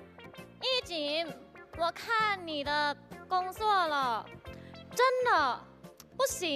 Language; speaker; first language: Chinese; non-native, fluent; Thai